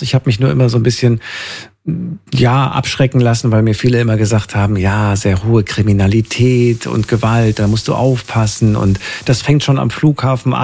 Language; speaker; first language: German; native; German